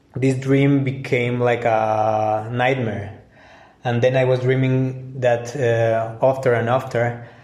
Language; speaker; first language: English; non-native, fluent; Spanish